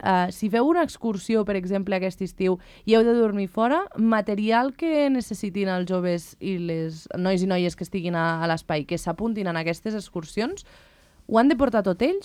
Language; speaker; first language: Catalan; native; Catalan